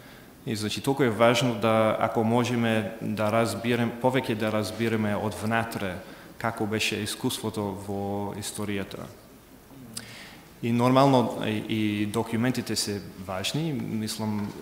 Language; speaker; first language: Macedonian; non-native, fluent; English